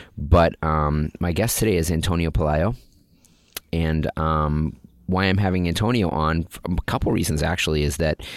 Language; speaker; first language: English; native; English